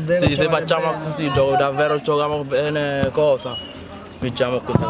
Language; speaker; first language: Italian; non-native, learner; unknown